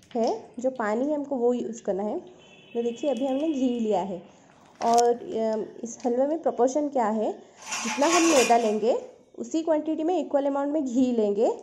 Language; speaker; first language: Hindi; non-native, local second language; Odia